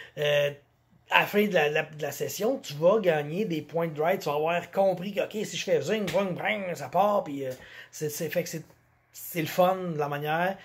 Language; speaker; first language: French; native; French